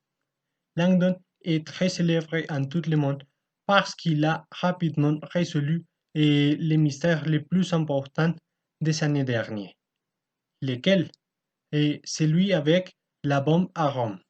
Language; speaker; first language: French; non-native, learner; Spanish